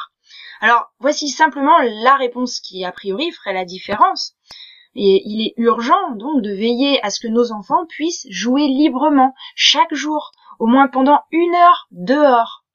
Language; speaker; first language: French; native; French